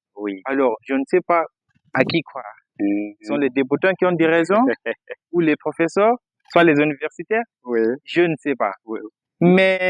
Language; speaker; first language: French; non-native, fluent; Portuguese